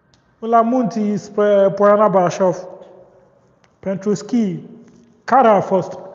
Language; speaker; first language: Romanian; non-native, learner; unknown